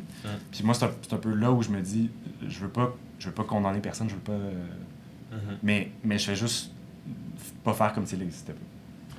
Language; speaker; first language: French; native; French